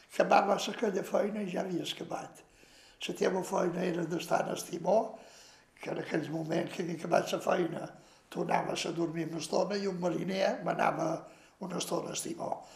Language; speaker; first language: Catalan; native; Catalan